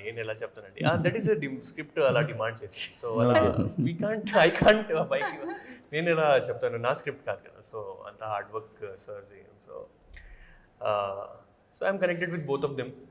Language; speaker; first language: Telugu; non-native, fluent; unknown